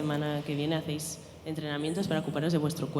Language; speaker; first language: Spanish; native; Spanish